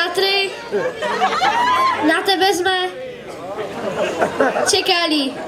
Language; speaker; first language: Czech; native; Czech